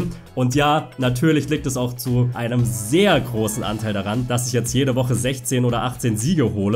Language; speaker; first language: German; native; German